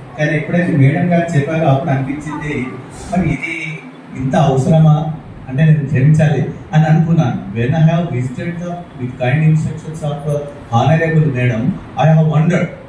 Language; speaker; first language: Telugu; native; Telugu